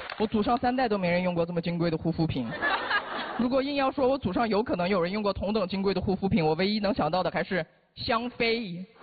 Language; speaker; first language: Chinese; non-native, local second language; Uyghur